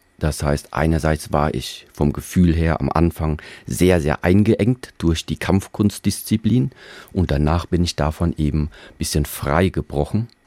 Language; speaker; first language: German; early bilingual, other home language; Vietnamese